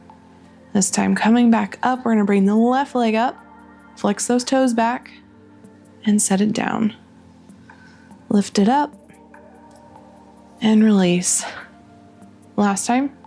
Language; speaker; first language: English; native; English